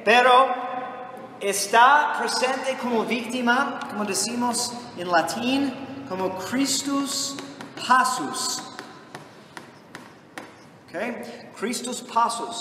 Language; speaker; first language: Spanish; non-native, fluent; English